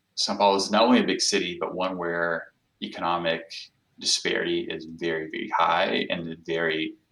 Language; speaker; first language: English; non-native, fluent; Portuguese